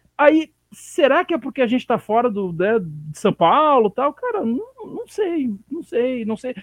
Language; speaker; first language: Portuguese; native; Portuguese